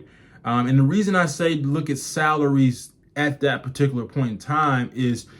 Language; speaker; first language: English; native; English